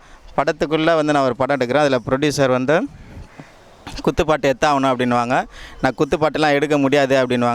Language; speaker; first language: Tamil; native; Tamil